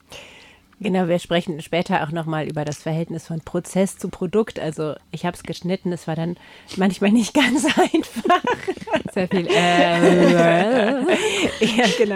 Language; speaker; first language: German; native; German